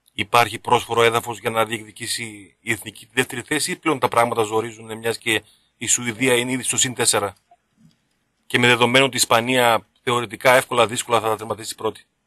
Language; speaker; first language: Greek; native; Greek